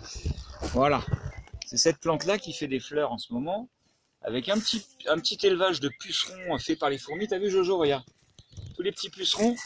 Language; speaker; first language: French; native; French